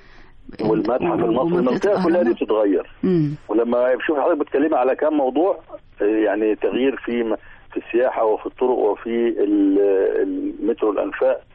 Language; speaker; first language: Arabic; native; Arabic